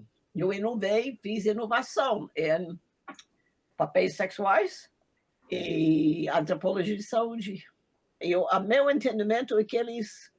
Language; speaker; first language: Portuguese; non-native, fluent; English